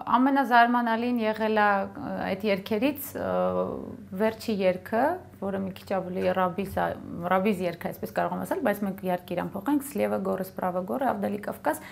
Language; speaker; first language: Armenian; early bilingual, heritage; Armenian